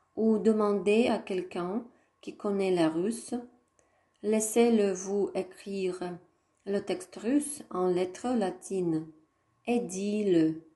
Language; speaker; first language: French; non-native, fluent; Russian